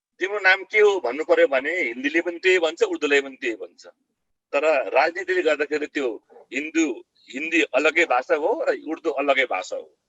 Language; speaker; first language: Nepali; non-native, local second language; Eastern Tamang